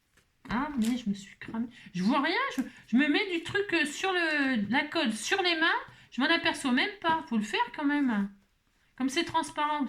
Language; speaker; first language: French; native; French